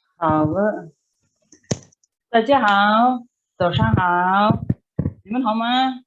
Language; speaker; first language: Chinese; non-native, fluent; Indonesian